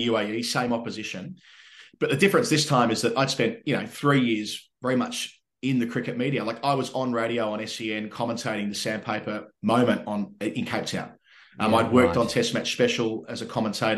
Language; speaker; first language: English; native; English